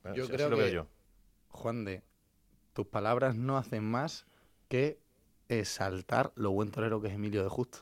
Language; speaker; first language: Spanish; native; Spanish